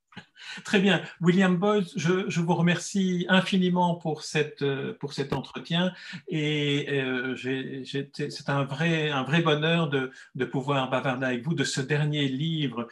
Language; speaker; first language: French; native; French